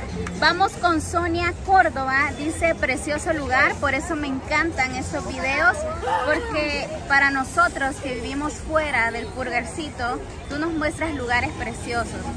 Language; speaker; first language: Spanish; native; Spanish